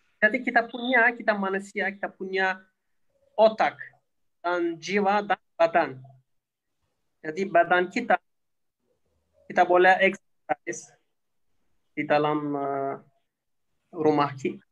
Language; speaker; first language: Indonesian; non-native, learner; Turkish